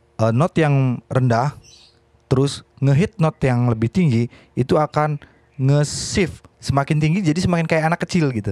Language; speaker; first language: Indonesian; native; Indonesian